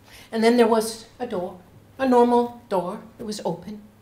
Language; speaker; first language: English; native; English